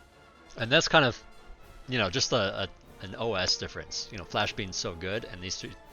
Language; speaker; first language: English; native; English